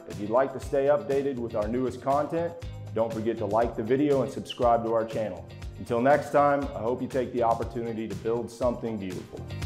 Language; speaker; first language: English; native; English